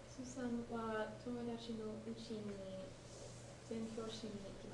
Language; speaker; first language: Japanese; non-native, learner; English